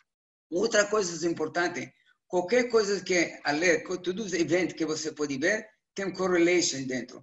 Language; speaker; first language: Portuguese; non-native, learner; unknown